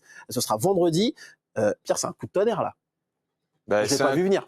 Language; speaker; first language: French; native; French